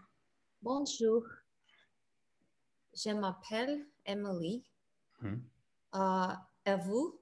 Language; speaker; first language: French; non-native, learner; Russian